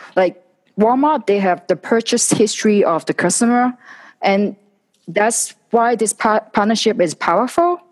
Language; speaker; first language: English; non-native, local second language; Cantonese